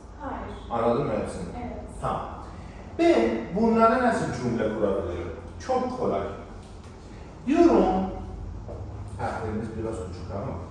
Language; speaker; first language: Turkish; non-native, fluent; Persian